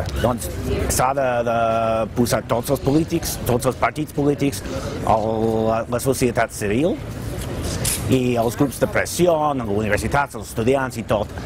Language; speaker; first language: Catalan; non-native, fluent; English